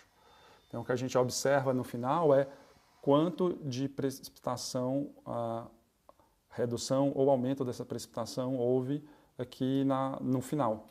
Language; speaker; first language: Portuguese; native; Portuguese